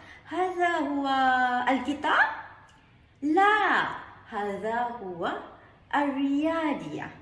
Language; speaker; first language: Arabic; non-native, learner; Malay